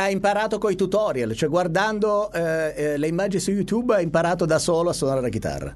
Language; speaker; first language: Italian; native; Italian